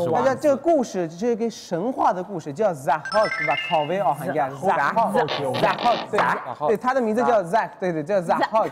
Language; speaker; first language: Chinese; non-native, fluent; Persian